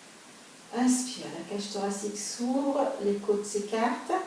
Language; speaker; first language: French; native; French